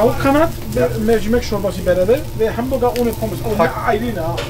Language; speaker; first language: Turkish; early bilingual, heritage; Turkish